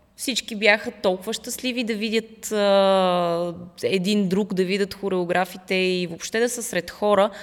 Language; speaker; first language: Bulgarian; early bilingual, other home language; Russian